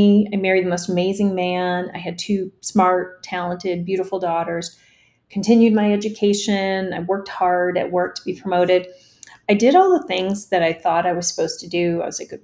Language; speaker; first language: English; early bilingual, other home language; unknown